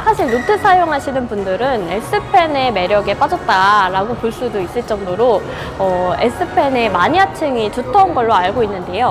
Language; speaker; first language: Korean; native; Korean